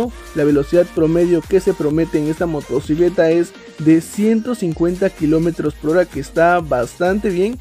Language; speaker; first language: Spanish; native; Spanish